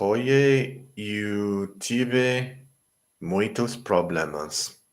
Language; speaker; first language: Portuguese; non-native, learner; English